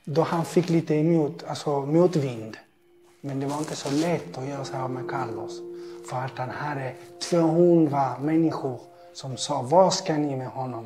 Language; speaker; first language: Swedish; non-native, fluent; Spanish